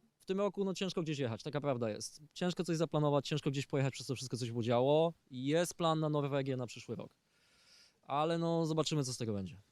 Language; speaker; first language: Polish; native; Polish